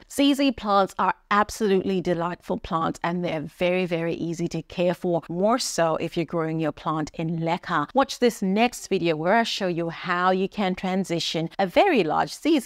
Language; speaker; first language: English; native; English